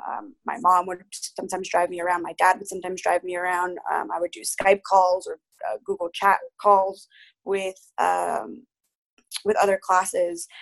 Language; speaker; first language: English; early bilingual, other home language; Spanish